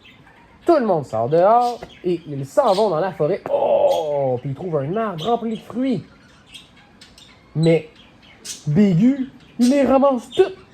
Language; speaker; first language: French; native; French